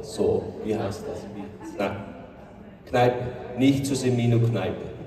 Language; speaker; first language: German; non-native, learner; Italian